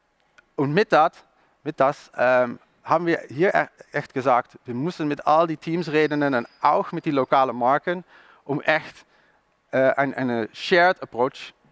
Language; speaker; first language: German; non-native, learner; Dutch